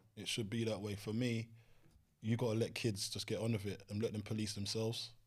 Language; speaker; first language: English; native; English